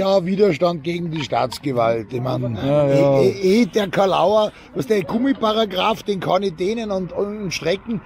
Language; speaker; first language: German; native; German